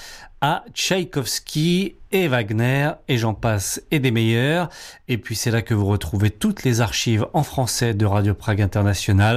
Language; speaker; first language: French; native; French